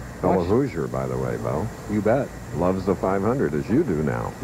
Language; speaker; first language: English; native; English